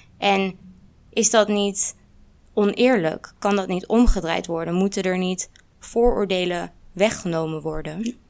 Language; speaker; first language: Dutch; early bilingual, other home language; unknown